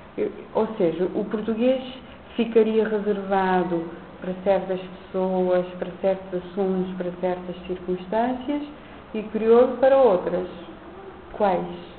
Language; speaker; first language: Portuguese; non-native, local second language; Kabuverdianu